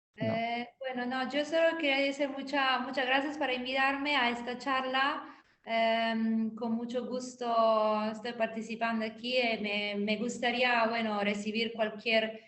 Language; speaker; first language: Spanish; non-native, fluent; Italian